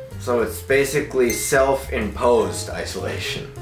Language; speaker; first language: English; native; English